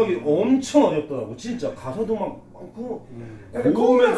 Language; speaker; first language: Korean; native; Korean